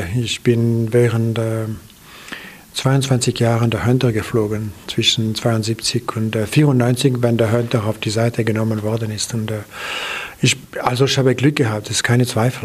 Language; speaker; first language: German; non-native, local second language; French